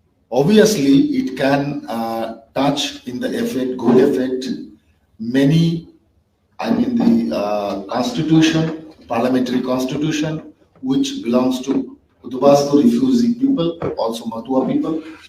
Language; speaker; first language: English; non-native, local second language; Bangla